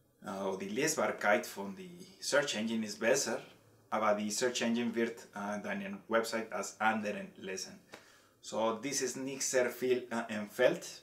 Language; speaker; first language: German; non-native, learner; Spanish